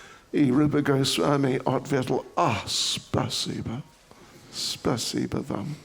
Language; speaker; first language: Russian; non-native, learner; English